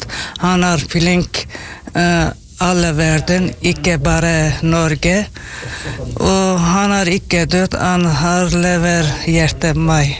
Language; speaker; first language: Norwegian; non-native, learner; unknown